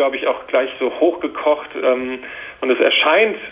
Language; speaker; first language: German; native; German